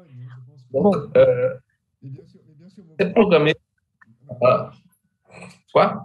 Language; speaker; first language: French; non-native, fluent; Portuguese